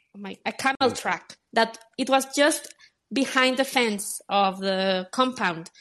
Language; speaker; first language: English; non-native, fluent; Spanish